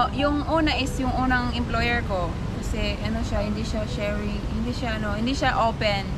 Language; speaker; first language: Filipino; non-native, local second language; Cebuano